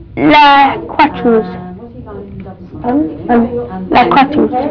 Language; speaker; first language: French; non-native, learner; English